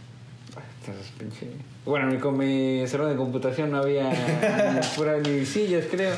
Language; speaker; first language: Spanish; native; Spanish